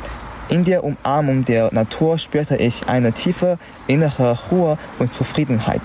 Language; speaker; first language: German; non-native, learner; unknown